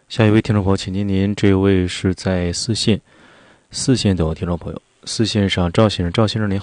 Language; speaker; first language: Chinese; native; Chinese